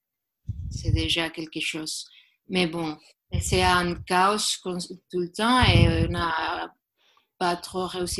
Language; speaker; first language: French; non-native, learner; Spanish